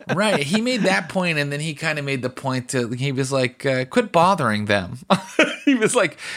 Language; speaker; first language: English; native; English